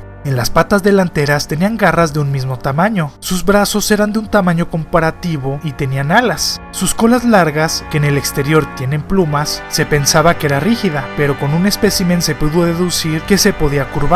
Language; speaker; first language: Spanish; native; Spanish